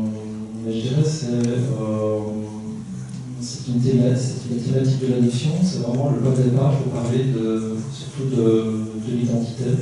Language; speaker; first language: French; early bilingual, other home language; Korean